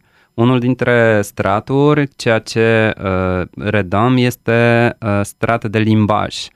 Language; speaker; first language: Romanian; non-native, fluent; Polish